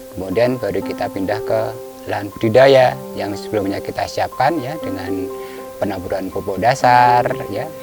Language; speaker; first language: Indonesian; native; Indonesian